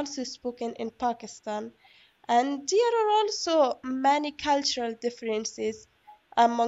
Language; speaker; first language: English; non-native, learner; Persian